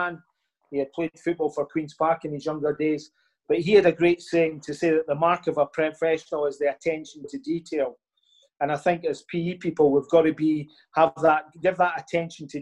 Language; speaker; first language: English; native; English